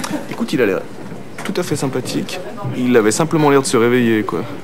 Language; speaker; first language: French; native; French